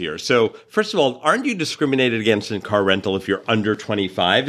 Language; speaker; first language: English; native; English